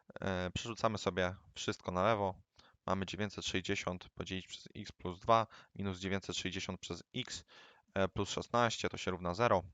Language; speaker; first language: Polish; native; Polish